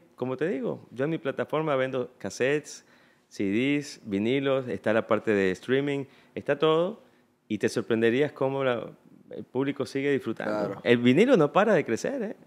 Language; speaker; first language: Spanish; native; Spanish